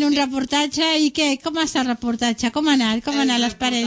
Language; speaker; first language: Spanish; native; Spanish